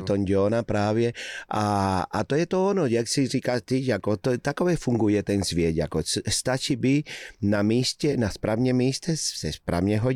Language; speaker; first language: Czech; non-native, fluent; Spanish